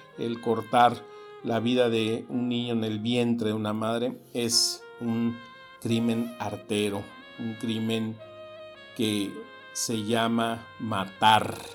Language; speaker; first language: Spanish; native; Spanish